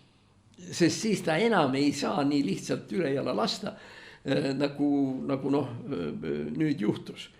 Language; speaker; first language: Estonian; native; Estonian